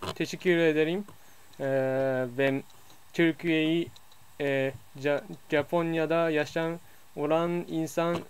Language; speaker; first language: Turkish; non-native, learner; Japanese